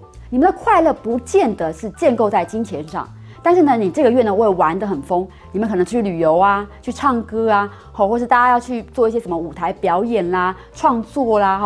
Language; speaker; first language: Chinese; native; Chinese